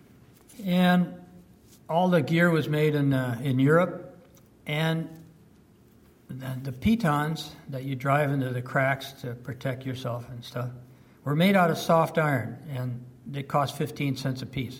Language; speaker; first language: English; early bilingual, other home language; French